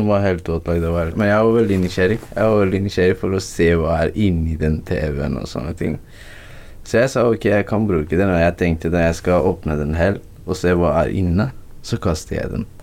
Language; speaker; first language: Norwegian; non-native, learner; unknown